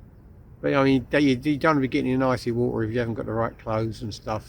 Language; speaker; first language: English; native; English